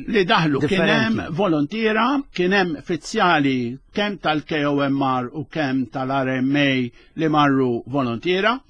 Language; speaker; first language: Maltese; early bilingual, other home language; Spanish